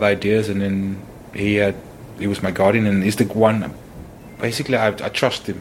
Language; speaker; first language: English; non-native, local second language; Afrikaans